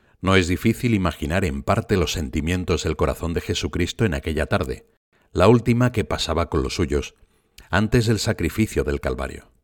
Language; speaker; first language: Spanish; native; Spanish